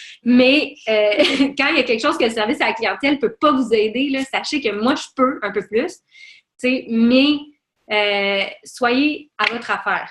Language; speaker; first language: French; native; French